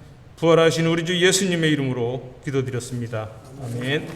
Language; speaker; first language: Korean; native; Korean